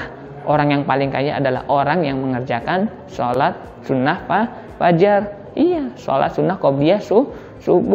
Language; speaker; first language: Indonesian; native; Indonesian